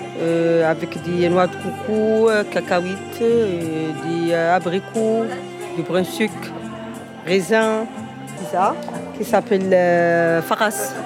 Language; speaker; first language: French; non-native, learner; Arabic